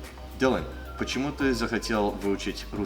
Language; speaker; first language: Russian; early bilingual, heritage; Russian